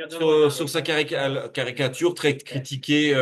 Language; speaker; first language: French; native; French